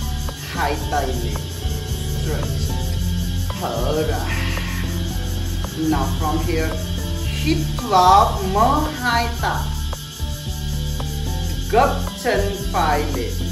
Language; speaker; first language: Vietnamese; non-native, learner; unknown